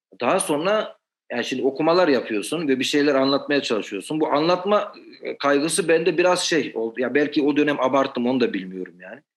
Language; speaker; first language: Turkish; native; Turkish